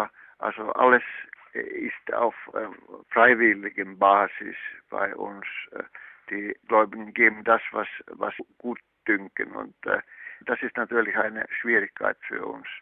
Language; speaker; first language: German; non-native, fluent; Finnish